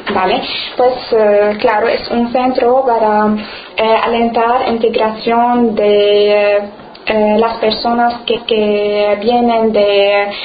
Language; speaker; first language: Spanish; non-native, learner; Arabic